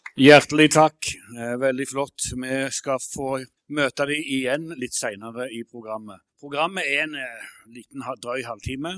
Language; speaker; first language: Norwegian; native; Norwegian